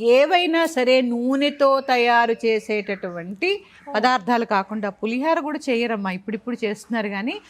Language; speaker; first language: Telugu; native; Telugu